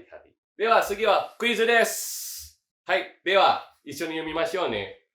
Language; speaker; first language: Japanese; non-native, fluent; Indonesian